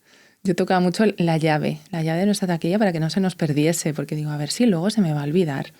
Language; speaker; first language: Spanish; native; Spanish